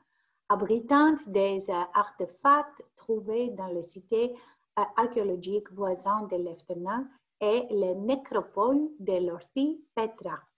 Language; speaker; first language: French; non-native, fluent; Greek